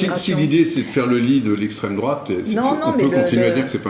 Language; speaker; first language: French; native; French